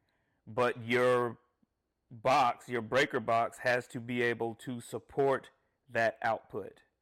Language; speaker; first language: English; native; English